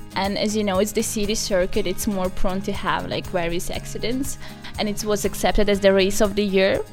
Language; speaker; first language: English; non-native, fluent; Azerbaijani